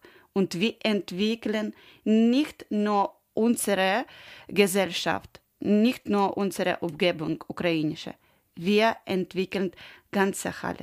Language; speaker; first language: German; non-native, learner; Ukrainian